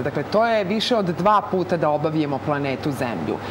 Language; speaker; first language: Serbian; native; Serbian